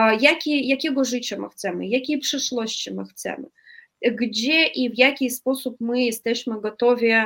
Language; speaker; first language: Polish; non-native, fluent; Russian